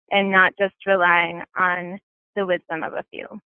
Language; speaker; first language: English; native; English